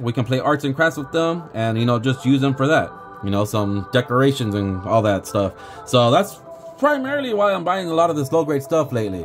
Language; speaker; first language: English; native; English